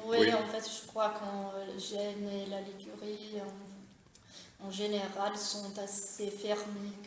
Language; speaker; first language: French; non-native, fluent; Italian